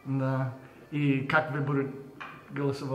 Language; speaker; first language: Russian; non-native, learner; English